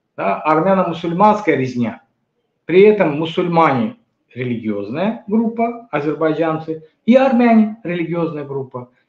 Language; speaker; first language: Russian; non-native, local second language; Azerbaijani